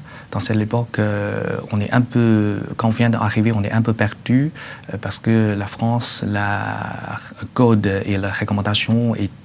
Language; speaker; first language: French; non-native, learner; Chinese